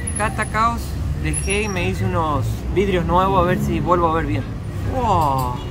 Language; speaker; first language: Spanish; native; Spanish